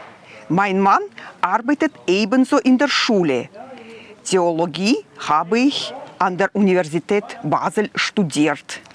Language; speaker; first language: German; non-native, fluent; Russian